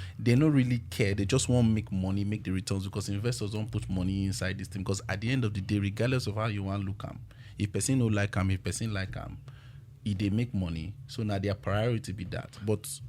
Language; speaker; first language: Nigerian Pidgin; native; Nigerian Pidgin